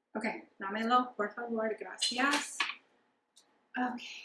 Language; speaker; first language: Spanish; non-native, learner; English